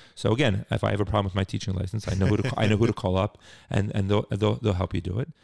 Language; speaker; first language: English; native; English